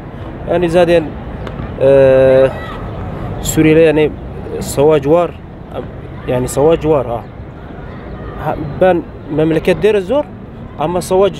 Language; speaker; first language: Turkish; non-native, learner; Arabic